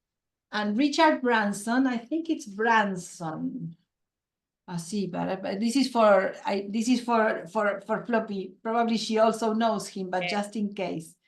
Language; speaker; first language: English; non-native, fluent; Spanish